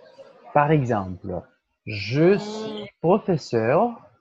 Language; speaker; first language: French; non-native, fluent; Portuguese